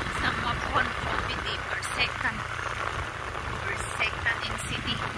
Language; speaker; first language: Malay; non-native, learner; Filipino